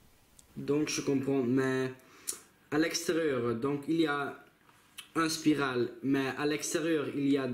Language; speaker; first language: French; non-native, local second language; Dutch